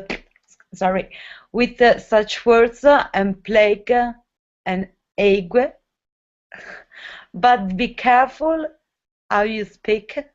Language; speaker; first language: English; non-native, learner; Italian